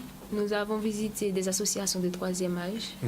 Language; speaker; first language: French; native; French